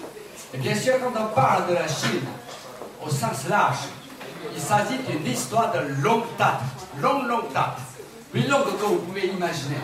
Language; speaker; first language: French; non-native, fluent; Chinese